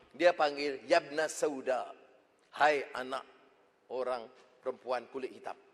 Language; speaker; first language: Malay; native; Malay